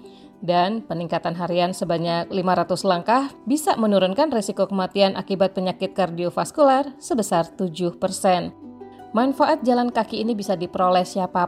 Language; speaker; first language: Indonesian; native; Indonesian